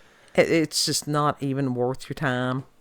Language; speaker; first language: English; native; English